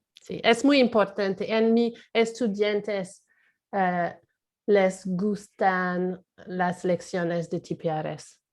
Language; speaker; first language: Spanish; non-native, learner; English